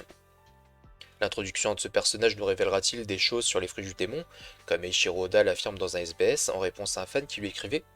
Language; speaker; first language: French; native; French